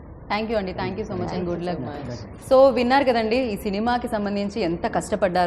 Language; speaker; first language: Telugu; native; Telugu